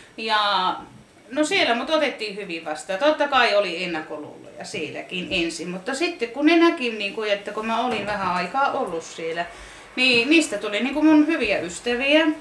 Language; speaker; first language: Finnish; native; Finnish